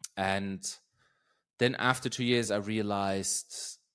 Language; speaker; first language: English; non-native, fluent; German